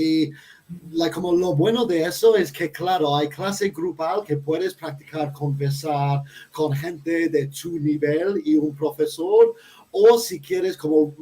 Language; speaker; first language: Spanish; non-native, fluent; English